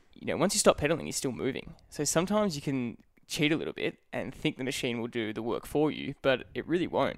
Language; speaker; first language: English; native; English